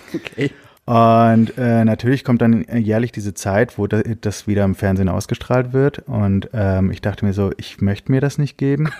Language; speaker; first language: German; native; German